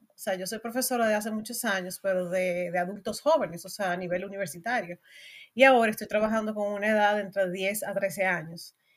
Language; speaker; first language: Spanish; native; Spanish